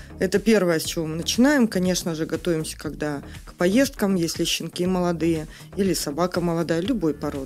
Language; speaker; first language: Russian; native; Russian